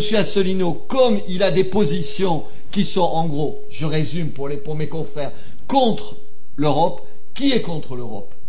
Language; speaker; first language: French; native; French